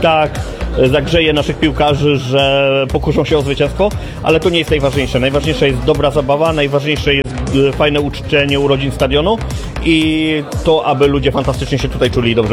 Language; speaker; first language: Polish; native; Polish